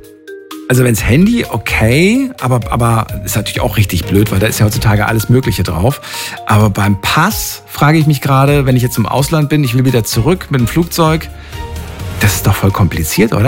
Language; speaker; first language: German; native; German